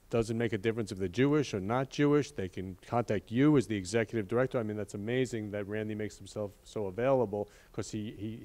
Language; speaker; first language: English; native; English